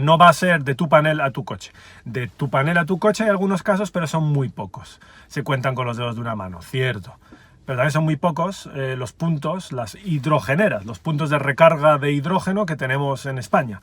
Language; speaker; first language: Spanish; native; Spanish